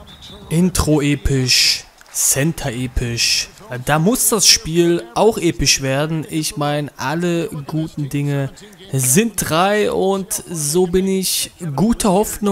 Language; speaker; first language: German; native; German